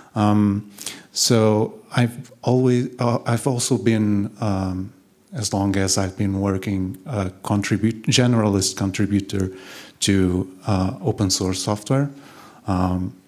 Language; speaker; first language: English; non-native, fluent; Portuguese